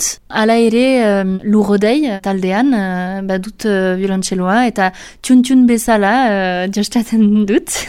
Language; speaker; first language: Basque; non-native, local second language; French